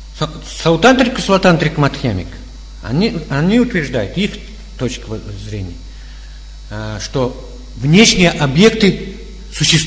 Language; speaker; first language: Russian; native; Russian